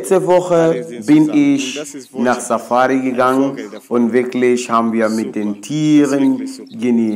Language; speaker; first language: German; non-native, learner; Swahili